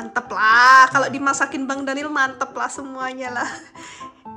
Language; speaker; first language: Indonesian; native; Indonesian